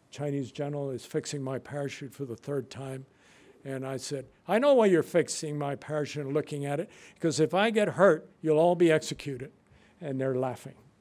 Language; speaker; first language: English; native; English